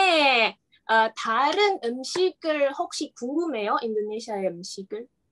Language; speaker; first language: Korean; non-native, learner; Indonesian